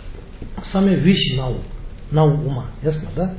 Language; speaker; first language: Russian; non-native, learner; Tibetan